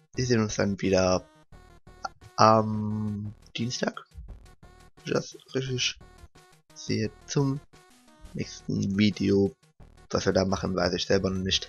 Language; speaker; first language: German; native; German